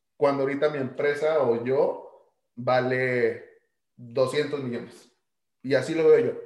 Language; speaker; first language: Spanish; native; Spanish